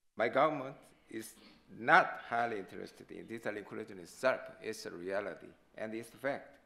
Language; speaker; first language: English; non-native, learner; Korean